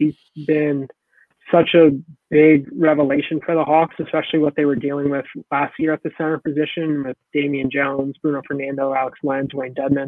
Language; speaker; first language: English; native; English